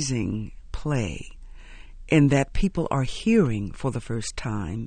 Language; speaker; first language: English; native; English